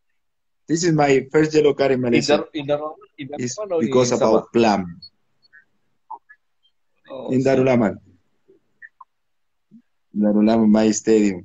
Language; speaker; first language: English; non-native, learner; Spanish